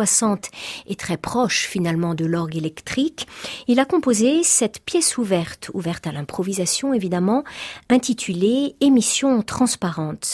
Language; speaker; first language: French; native; French